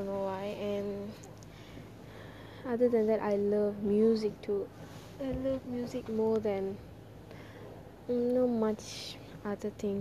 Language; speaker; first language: English; non-native, local second language; Tamil